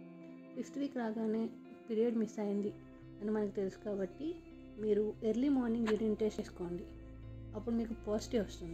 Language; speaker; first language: Telugu; native; Telugu